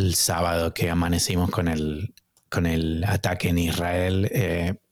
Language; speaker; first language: Spanish; native; Spanish